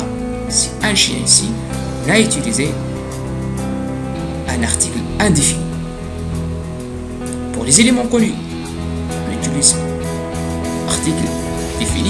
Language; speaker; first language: French; non-native, fluent; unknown